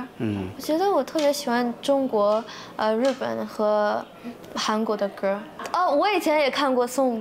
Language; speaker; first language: Chinese; early bilingual, heritage; Chinese